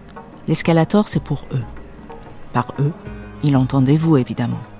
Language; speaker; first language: French; non-native, fluent; Persian